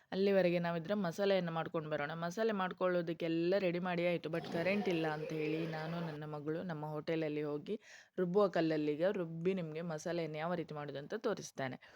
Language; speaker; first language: Kannada; non-native, local second language; Tulu